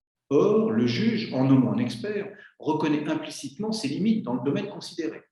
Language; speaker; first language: French; native; French